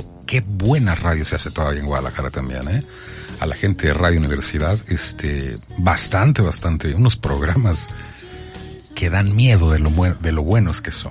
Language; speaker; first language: Spanish; native; Spanish